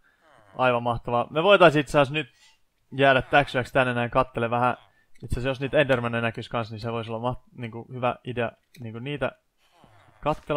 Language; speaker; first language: Finnish; native; Finnish